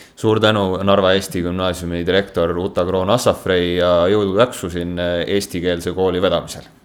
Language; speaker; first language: Estonian; native; Estonian